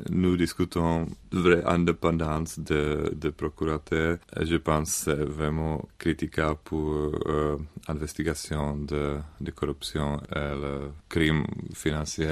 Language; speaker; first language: French; non-native, learner; Czech